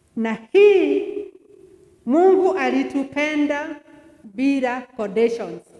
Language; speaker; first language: Swahili; non-native, local second language; Kikuyu